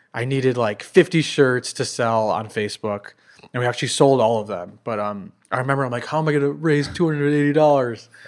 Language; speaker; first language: English; native; English